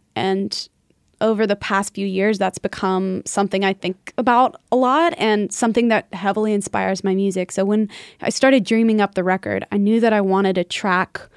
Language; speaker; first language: English; native; English